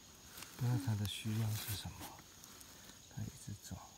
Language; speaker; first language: Chinese; native; Chinese